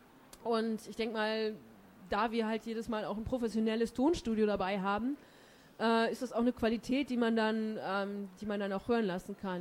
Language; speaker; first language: German; native; German